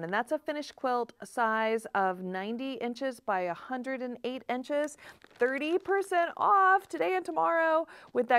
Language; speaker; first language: English; native; English